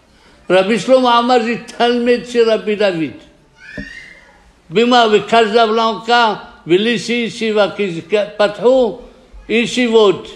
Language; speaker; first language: Hebrew; non-native, fluent; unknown